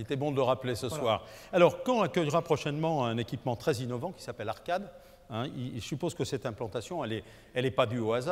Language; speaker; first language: French; native; French